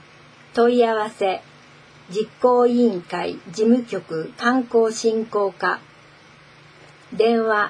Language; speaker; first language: Japanese; native; Japanese